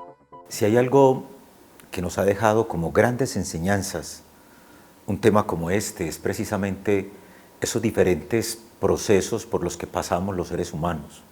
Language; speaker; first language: Spanish; native; Spanish